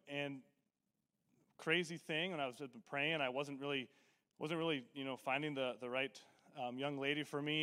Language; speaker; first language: English; native; English